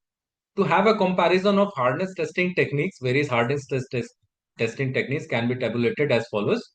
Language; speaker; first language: English; non-native, local second language; Hindi